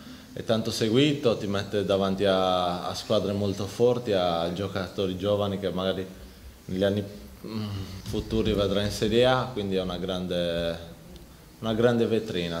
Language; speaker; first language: Italian; native; Italian